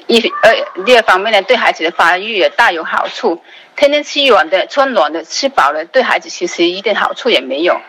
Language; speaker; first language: Chinese; native; Chinese